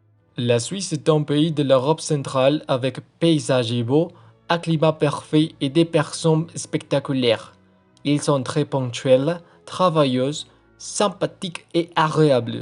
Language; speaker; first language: French; non-native, learner; Spanish